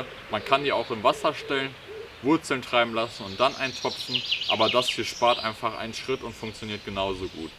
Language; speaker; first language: German; native; German